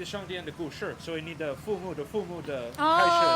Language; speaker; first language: Chinese; non-native, learner; English